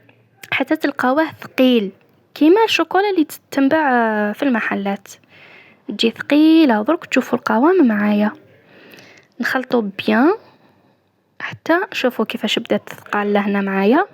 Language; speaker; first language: Arabic; native; Arabic